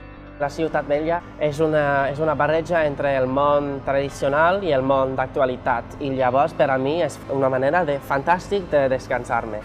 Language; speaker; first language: Catalan; non-native, fluent; English